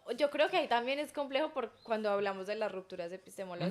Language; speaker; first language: Spanish; native; Spanish